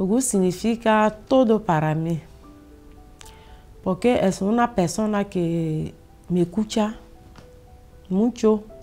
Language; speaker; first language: Spanish; non-native, learner; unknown